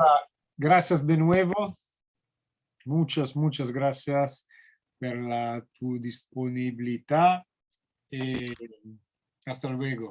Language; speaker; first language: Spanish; non-native, learner; Italian